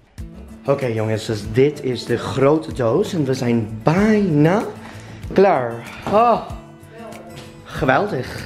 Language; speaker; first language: Dutch; non-native, fluent; English